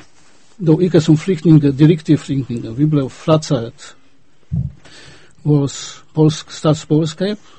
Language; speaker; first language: Danish; non-native, fluent; Polish